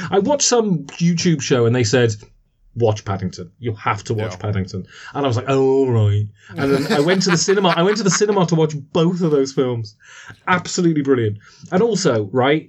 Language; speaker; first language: English; native; English